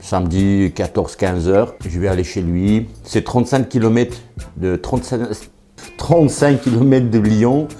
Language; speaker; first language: French; native; French